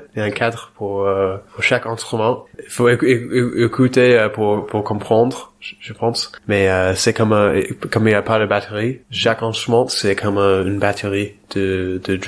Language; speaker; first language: French; non-native, learner; English